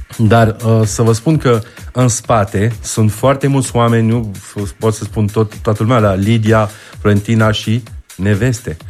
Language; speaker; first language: Romanian; non-native, fluent; French